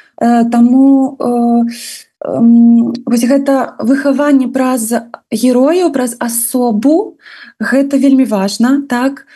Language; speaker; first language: Belarusian; non-native, local second language; Russian